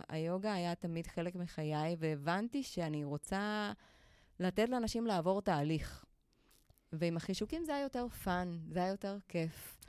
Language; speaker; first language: Hebrew; non-native, fluent; Spanish